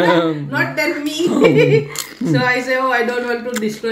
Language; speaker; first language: English; non-native, local second language; Gujarati